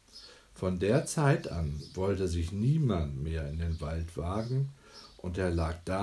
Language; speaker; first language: German; native; German